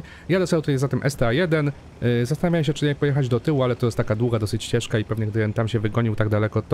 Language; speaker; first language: Polish; native; Polish